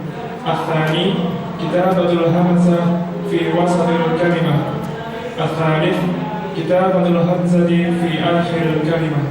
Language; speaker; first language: Arabic; non-native, learner; Indonesian